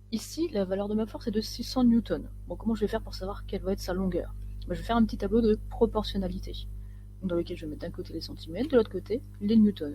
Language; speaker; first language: French; native; French